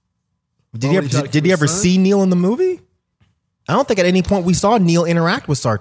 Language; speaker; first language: English; native; English